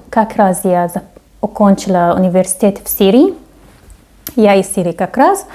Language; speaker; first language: Russian; non-native, fluent; Arabic